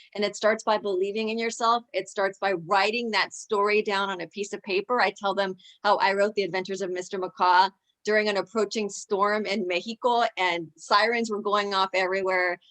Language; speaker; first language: English; early bilingual, other home language; Spanish